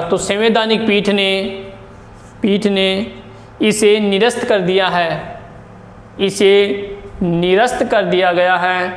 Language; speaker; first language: Hindi; native; Hindi